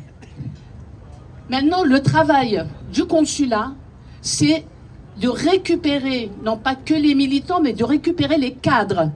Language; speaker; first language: French; non-native, local second language; Kabyle